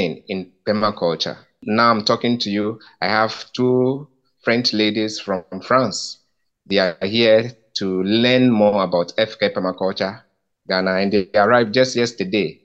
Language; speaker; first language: English; non-native, local second language; Ewe